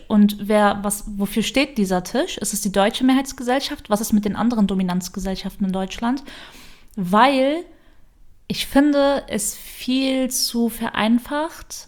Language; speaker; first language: German; early bilingual, other home language; Turkish